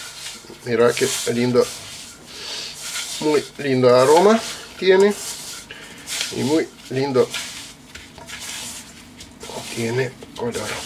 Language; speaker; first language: Spanish; non-native, learner; Russian